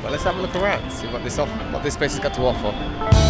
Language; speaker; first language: English; native; English